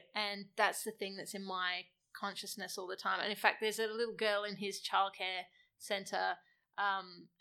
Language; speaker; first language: English; native; English